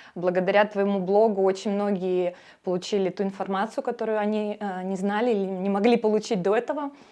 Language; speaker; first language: Russian; native; Russian